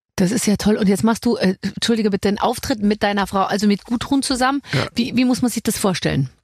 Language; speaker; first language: German; native; German